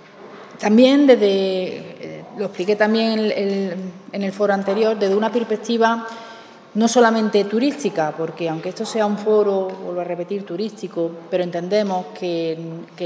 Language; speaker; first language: Spanish; native; Spanish